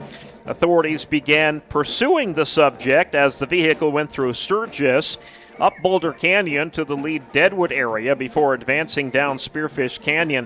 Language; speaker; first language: English; native; English